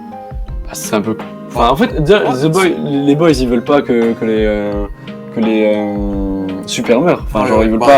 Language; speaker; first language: French; native; French